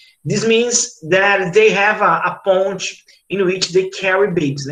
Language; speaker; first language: English; non-native, fluent; Portuguese